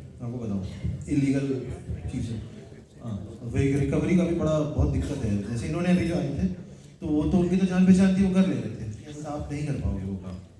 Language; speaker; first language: Hindi; native; Hindi